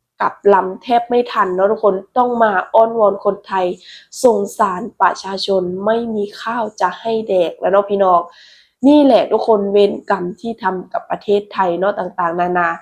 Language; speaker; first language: Thai; non-native, local second language; Lao